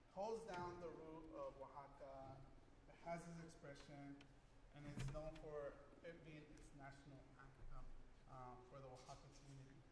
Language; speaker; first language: English; early bilingual, other home language; Spanish